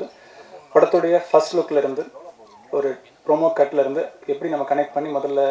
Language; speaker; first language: Tamil; native; Tamil